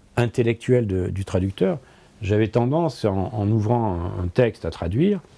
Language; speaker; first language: French; native; French